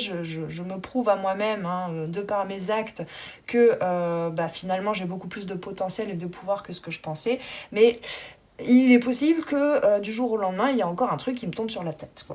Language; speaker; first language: French; native; French